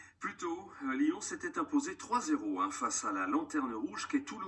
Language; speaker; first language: French; native; French